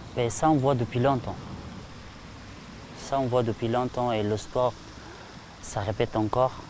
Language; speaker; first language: French; non-native, learner; Persian